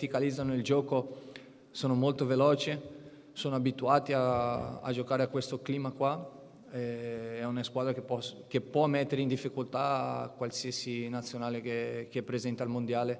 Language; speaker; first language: Italian; non-native, fluent; Portuguese